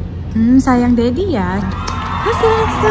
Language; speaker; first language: Indonesian; non-native, learner; Korean